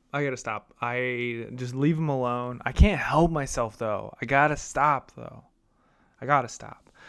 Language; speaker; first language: English; native; English